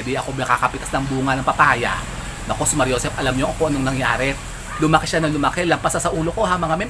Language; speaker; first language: Filipino; native; Filipino